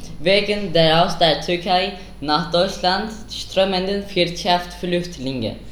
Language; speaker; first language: German; non-native, learner; Turkish